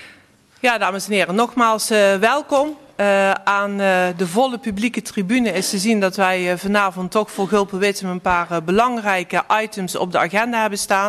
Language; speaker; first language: Dutch; native; Dutch